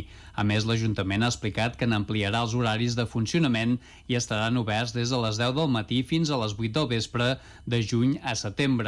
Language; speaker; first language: Catalan; native; Catalan